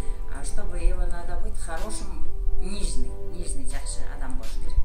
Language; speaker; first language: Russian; non-native, local second language; Kyrgyz